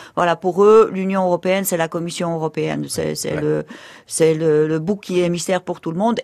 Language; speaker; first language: French; non-native, fluent; Polish